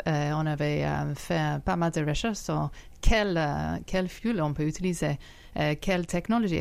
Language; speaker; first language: French; non-native, fluent; English